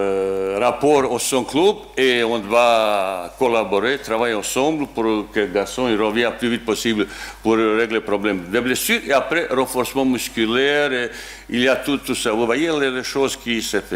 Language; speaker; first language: French; non-native, learner; Bosnian